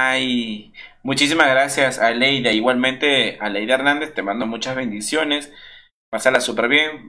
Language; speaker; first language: Spanish; native; Spanish